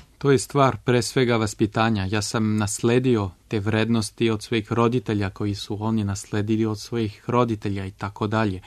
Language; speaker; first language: Serbian; non-native, fluent; French